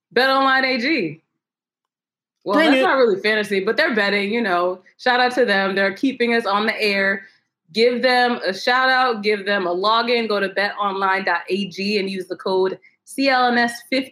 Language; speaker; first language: English; native; English